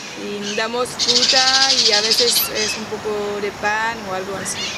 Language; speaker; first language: Spanish; non-native, learner; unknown